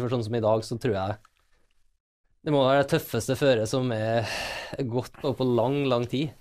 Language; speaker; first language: Norwegian; native; Norwegian